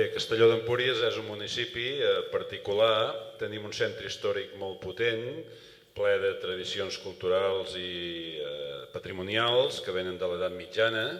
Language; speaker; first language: Catalan; native; Catalan